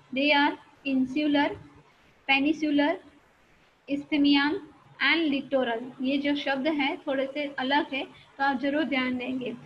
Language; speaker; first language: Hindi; non-native, local second language; Marathi